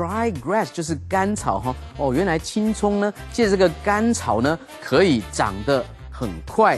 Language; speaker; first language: Chinese; native; Chinese